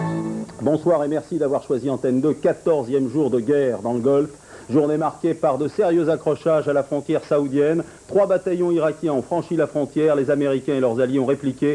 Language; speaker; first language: French; native; French